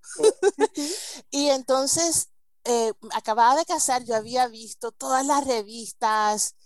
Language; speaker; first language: Spanish; early bilingual, heritage; Spanish